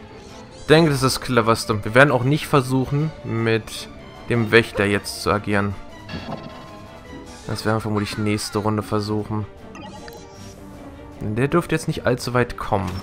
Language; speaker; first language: German; native; German